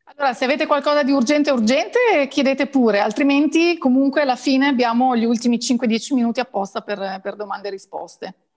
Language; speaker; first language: Italian; native; Italian